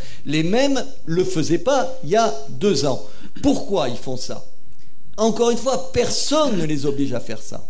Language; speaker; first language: French; native; French